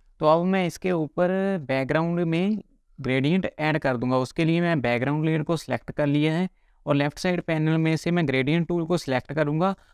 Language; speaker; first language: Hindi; non-native, local second language; Punjabi